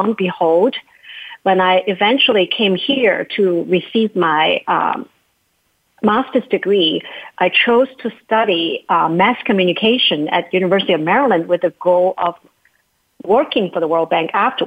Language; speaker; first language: English; non-native, fluent; Chinese